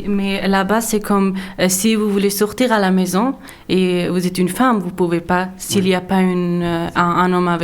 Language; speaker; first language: French; non-native, learner; Persian